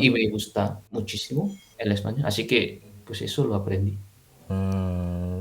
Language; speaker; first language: Spanish; non-native, fluent; Indonesian